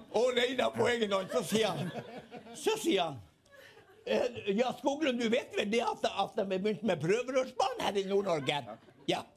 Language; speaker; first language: Norwegian; native; Norwegian